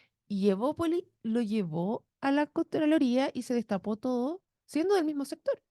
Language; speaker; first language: Spanish; native; Spanish